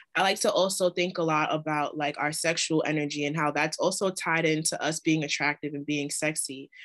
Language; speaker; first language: English; native; English